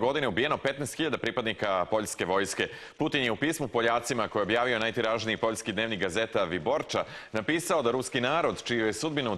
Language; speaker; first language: Serbian; native; Serbian